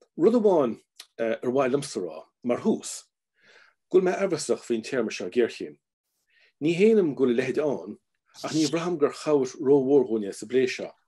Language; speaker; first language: Irish; native; Irish